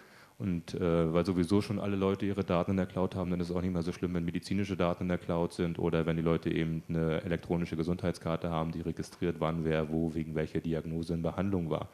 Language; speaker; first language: German; native; German